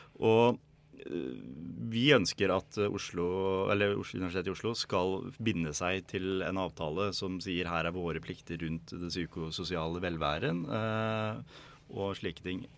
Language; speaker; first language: Norwegian; native; Norwegian